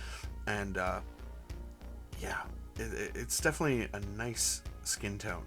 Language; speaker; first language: English; native; English